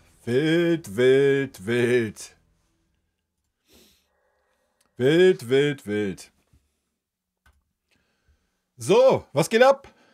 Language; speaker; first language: German; native; German